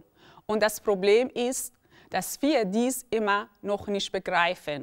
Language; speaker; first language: German; early bilingual, other home language; Persian